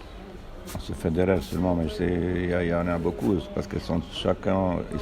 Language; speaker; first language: French; non-native, fluent; Romanian